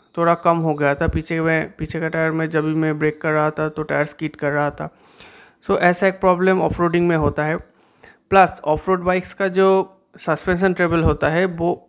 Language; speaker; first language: Hindi; non-native, local second language; Bangla